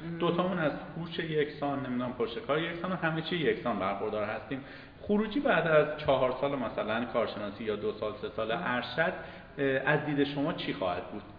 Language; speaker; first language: Persian; native; Persian